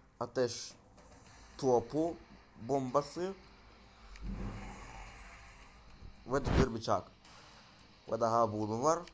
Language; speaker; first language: Turkish; non-native, learner; Russian